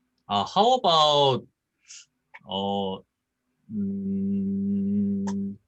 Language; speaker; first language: English; non-native, learner; Korean